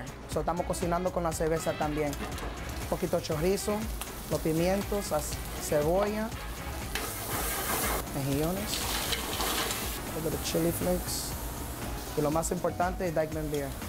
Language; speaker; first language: Spanish; early bilingual, heritage; Spanish